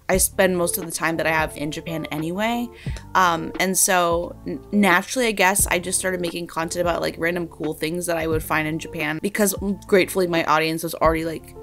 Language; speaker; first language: English; native; English